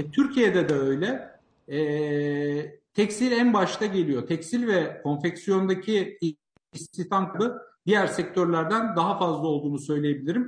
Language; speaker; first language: Turkish; native; Turkish